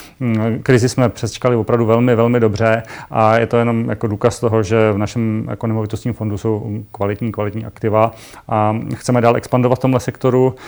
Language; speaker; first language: Czech; native; Czech